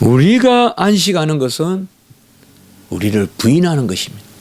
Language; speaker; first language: Korean; native; Korean